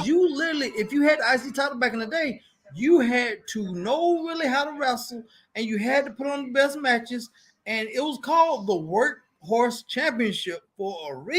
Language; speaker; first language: English; native; English